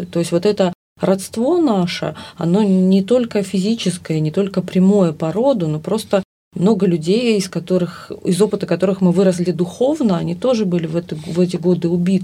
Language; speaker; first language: Russian; native; Russian